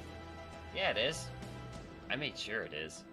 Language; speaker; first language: English; native; English